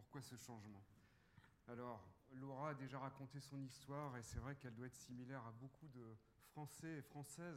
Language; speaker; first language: French; native; French